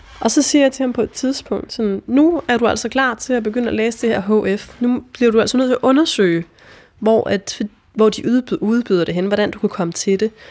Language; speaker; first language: Danish; native; Danish